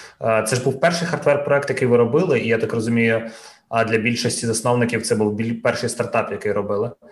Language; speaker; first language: Ukrainian; non-native, local second language; Russian